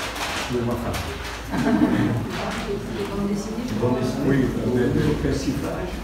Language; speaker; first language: French; non-native, local second language; Dutch